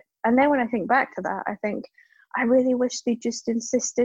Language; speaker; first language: English; native; English